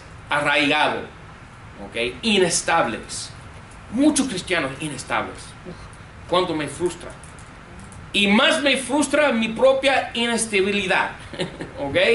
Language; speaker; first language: Spanish; non-native, fluent; English